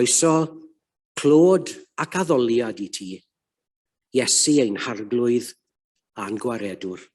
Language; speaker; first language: Welsh; native; Welsh